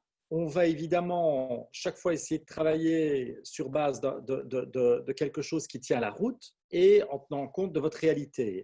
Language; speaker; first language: French; native; French